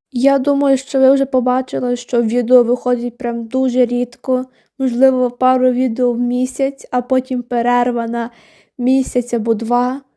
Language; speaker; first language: Ukrainian; non-native, local second language; Russian